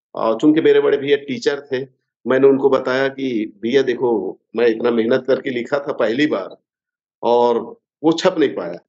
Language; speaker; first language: Hindi; native; Hindi